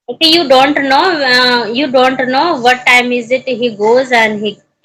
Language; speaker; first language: English; non-native, learner; Hindi